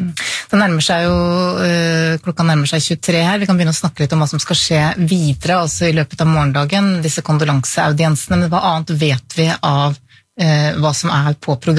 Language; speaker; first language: Norwegian; native; Norwegian